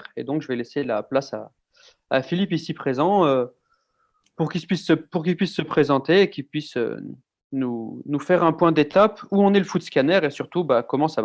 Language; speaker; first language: French; native; French